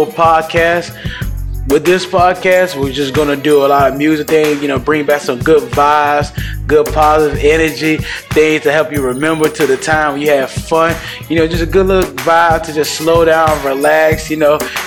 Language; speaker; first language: English; native; English